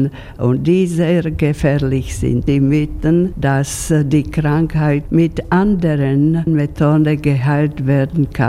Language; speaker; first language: German; non-native, fluent; Slovak